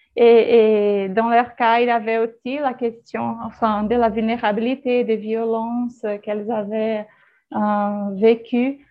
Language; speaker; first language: French; non-native, fluent; Portuguese